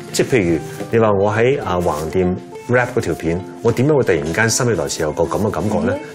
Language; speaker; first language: Cantonese; early bilingual, other home language; Chinese